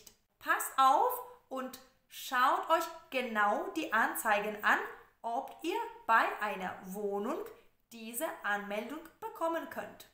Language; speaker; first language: German; non-native, fluent; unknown